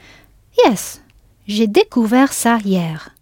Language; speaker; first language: French; non-native, fluent; English